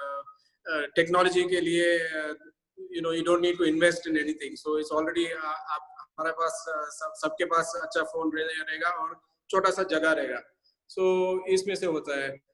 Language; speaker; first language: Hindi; non-native, local second language; Tamil